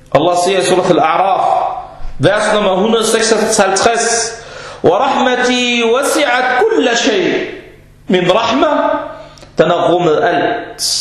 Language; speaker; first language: Danish; non-native, fluent; Arabic